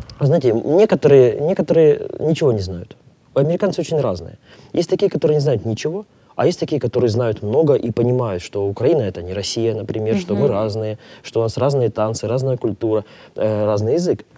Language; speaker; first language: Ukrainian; non-native, local second language; Russian